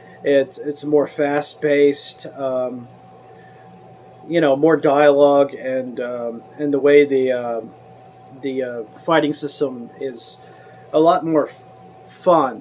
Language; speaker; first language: English; native; English